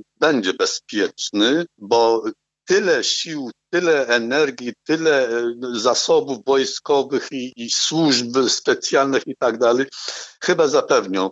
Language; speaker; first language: Polish; non-native, fluent; Arabic